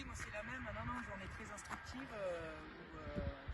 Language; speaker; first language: French; native; French